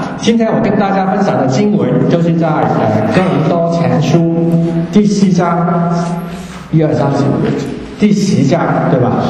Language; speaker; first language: Chinese; non-native, local second language; Cantonese